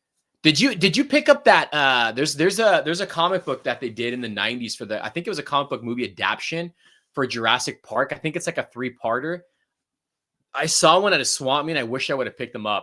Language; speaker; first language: English; native; English